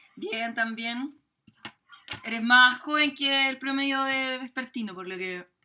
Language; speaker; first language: Spanish; native; Spanish